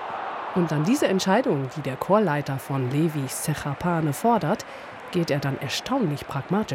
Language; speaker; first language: German; native; German